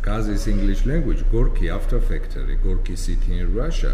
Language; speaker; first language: English; non-native, learner; Georgian